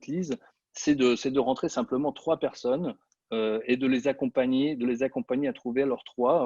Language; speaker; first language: French; native; French